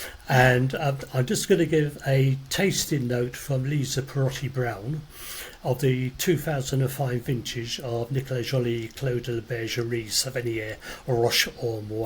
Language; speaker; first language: English; native; English